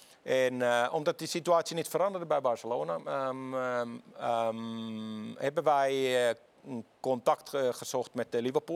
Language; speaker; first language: Dutch; non-native, fluent; Finnish